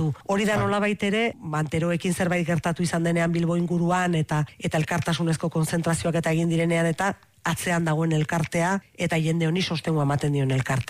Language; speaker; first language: Basque; native; Basque